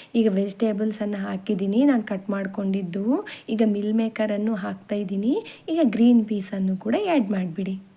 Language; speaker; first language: Kannada; non-native, local second language; Telugu